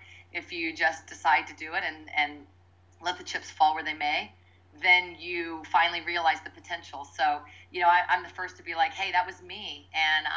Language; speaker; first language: English; native; English